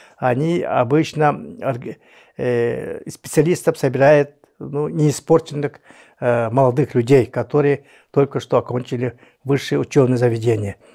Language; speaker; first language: Russian; non-native, local second language; Yakut